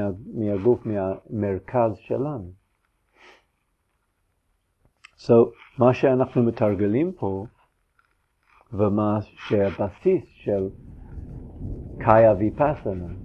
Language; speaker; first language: Hebrew; non-native, fluent; English